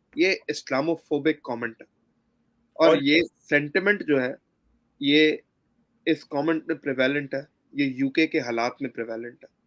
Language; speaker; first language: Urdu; native; Urdu